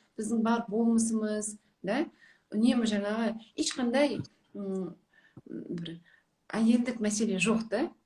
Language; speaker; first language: Kazakh; non-native, local second language; Russian